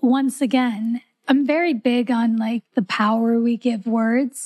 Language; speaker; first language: English; native; English